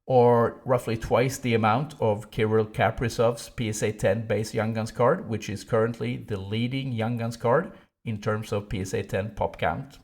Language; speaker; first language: English; non-native, fluent; Swedish